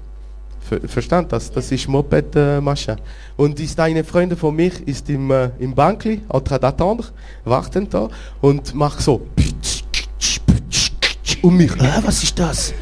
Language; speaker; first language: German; non-native, local second language; French